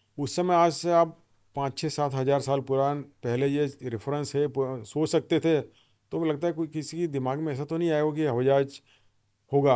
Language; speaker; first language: Hindi; native; Hindi